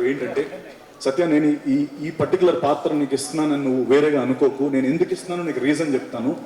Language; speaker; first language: Telugu; native; Telugu